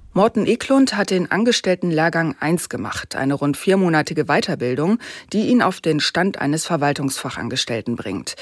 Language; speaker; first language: German; native; German